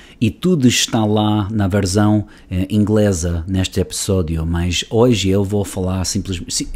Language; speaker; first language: Portuguese; non-native, learner; Spanish